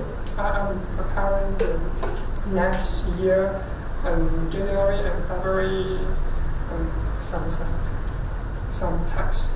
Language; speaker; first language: English; non-native, learner; Chinese